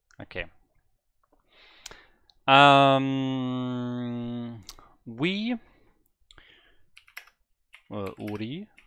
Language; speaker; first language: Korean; non-native, learner; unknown